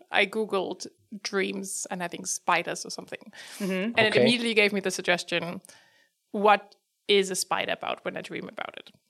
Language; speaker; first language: English; non-native, fluent; German